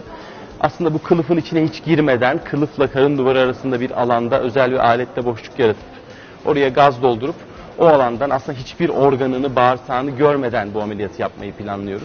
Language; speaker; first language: Turkish; native; Turkish